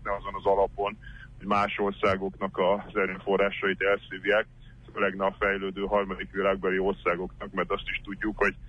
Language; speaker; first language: Hungarian; native; Hungarian